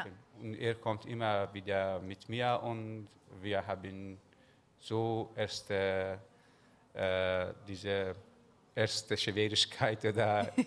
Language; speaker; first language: German; non-native, learner; Persian